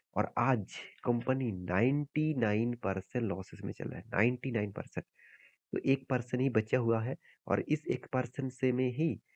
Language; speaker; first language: Hindi; native; Hindi